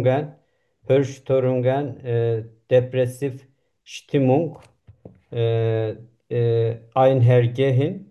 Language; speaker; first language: German; non-native, learner; Turkish